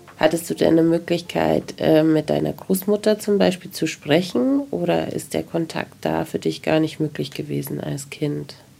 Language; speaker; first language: German; native; German